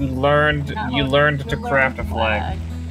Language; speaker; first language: English; native; English